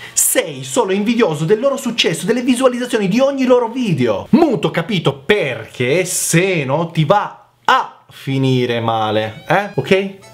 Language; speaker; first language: Italian; early bilingual, other home language; Macedonian